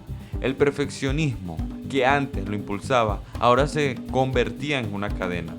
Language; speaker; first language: Spanish; native; Spanish